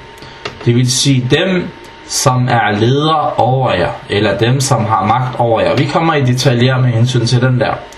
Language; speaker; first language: Danish; early bilingual, other home language; Arabic